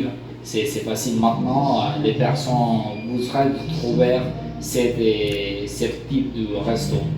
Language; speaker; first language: French; non-native, learner; Spanish